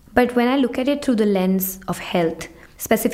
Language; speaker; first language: English; non-native, local second language; Hindi